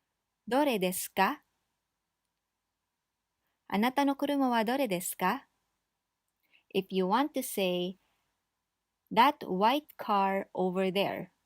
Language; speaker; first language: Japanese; non-native, fluent; English